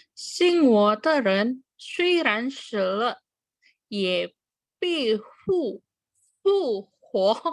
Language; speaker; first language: Chinese; non-native, learner; Indonesian